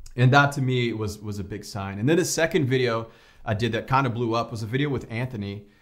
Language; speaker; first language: English; non-native, fluent; Portuguese